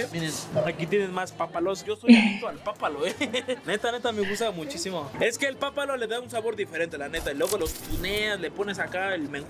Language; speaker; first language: Spanish; native; Spanish